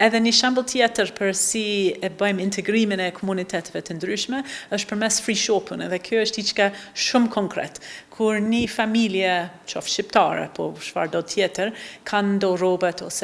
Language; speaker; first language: Albanian; non-native, fluent; English